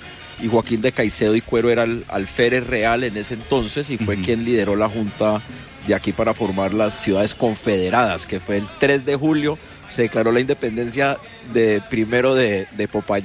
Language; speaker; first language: Spanish; native; Spanish